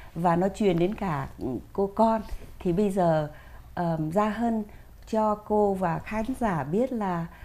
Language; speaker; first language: Vietnamese; native; Vietnamese